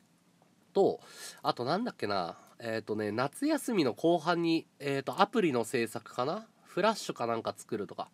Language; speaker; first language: Japanese; native; Japanese